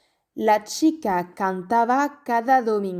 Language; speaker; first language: Spanish; non-native, fluent; French